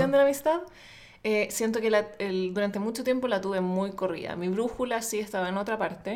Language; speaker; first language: Spanish; native; Spanish